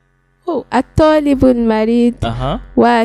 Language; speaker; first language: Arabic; non-native, learner; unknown